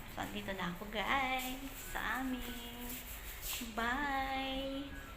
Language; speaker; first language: Filipino; native; Filipino